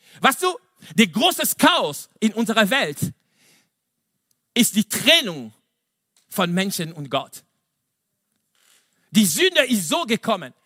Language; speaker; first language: German; non-native, fluent; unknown